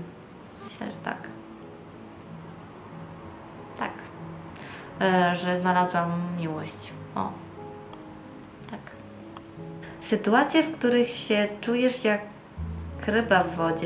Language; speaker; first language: Polish; early bilingual, heritage; Polish